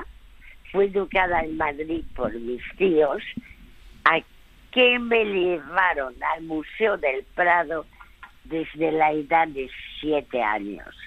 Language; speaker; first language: Spanish; early bilingual, other home language; French